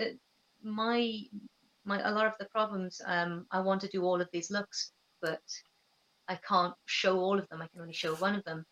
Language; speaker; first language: English; native; English